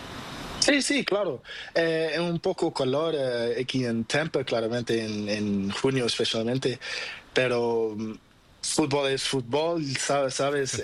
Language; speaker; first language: Spanish; non-native, learner; Portuguese